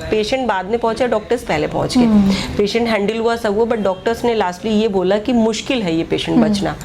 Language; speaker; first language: Hindi; native; Hindi